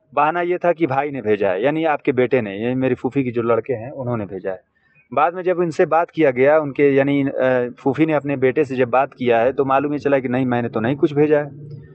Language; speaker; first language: Hindi; native; Hindi